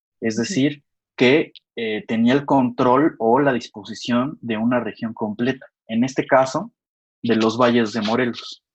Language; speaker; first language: Spanish; native; Spanish